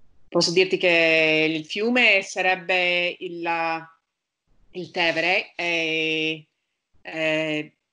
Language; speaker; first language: Italian; non-native, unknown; English